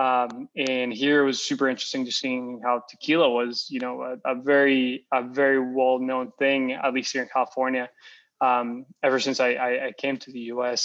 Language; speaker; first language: English; non-native, fluent; Spanish